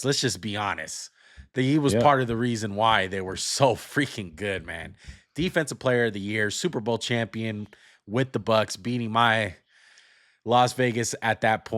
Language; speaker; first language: English; native; English